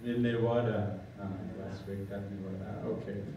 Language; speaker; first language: English; non-native, learner; Thai